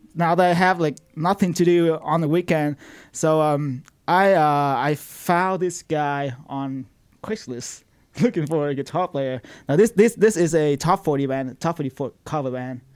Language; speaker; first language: English; non-native, fluent; Vietnamese